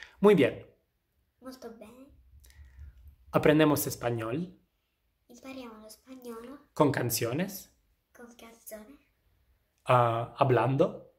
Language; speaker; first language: Spanish; non-native, fluent; Italian